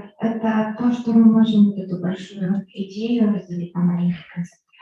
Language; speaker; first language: Russian; native; Russian